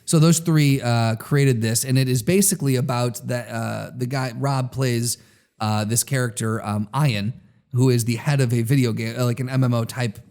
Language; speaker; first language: English; native; English